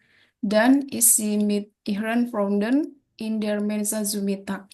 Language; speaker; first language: German; non-native, learner; Indonesian